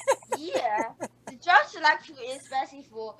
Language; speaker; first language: English; non-native, learner; Chinese